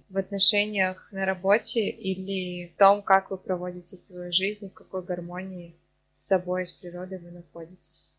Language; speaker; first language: Russian; native; Russian